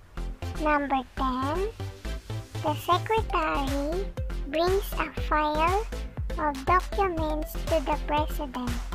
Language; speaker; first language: English; non-native, local second language; Filipino